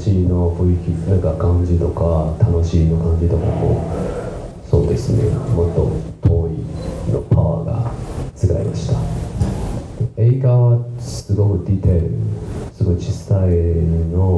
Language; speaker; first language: Japanese; non-native, learner; Chinese